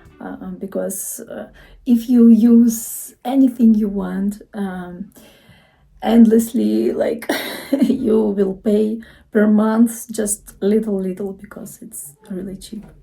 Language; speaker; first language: English; non-native, fluent; Russian